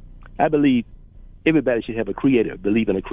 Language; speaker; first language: English; native; English